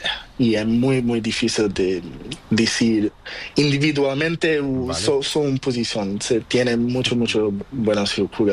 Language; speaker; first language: Spanish; non-native, learner; Portuguese